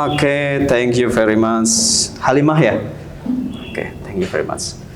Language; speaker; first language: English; non-native, learner; Indonesian